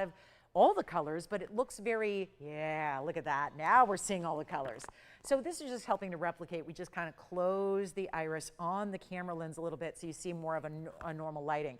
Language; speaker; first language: English; native; English